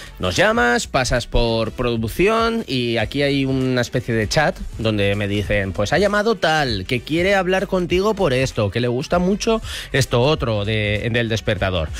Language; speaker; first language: Spanish; native; Spanish